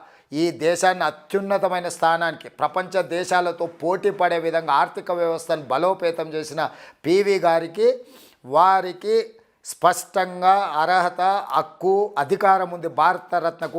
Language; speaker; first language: Telugu; native; Telugu